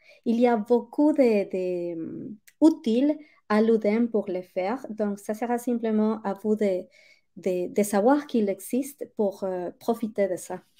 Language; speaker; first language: French; non-native, fluent; Spanish